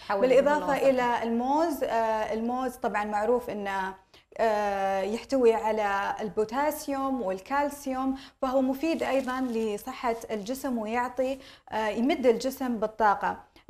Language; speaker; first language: Arabic; native; Arabic